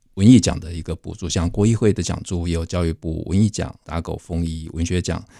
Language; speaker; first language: Chinese; native; Chinese